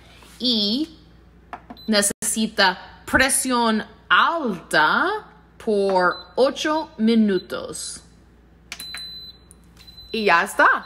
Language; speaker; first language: Spanish; non-native, learner; English